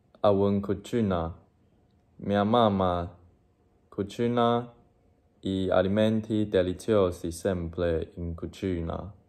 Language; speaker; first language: Italian; non-native, learner; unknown